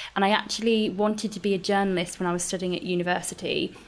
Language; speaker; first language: English; native; English